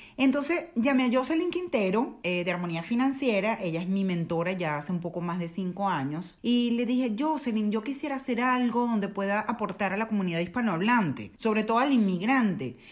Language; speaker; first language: Spanish; native; Spanish